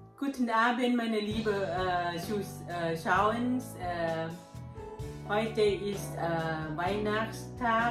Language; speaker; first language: German; non-native, learner; Thai